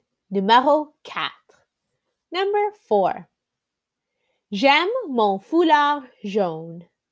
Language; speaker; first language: French; non-native, learner; English